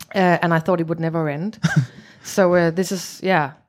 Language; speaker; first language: English; non-native, fluent; Danish